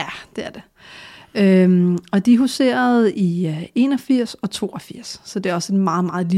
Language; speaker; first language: Danish; native; Danish